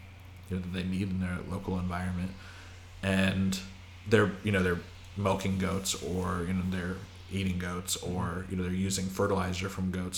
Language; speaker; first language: English; native; English